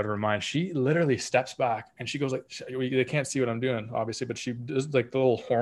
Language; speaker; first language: English; native; English